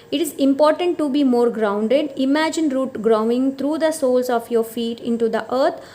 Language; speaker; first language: English; non-native, local second language; Kannada